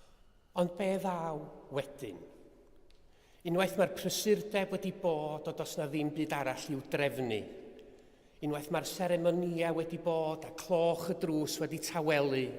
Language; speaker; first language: Welsh; native; Welsh